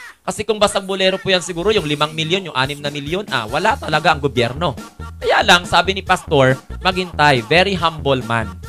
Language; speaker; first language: Filipino; non-native, local second language; Cebuano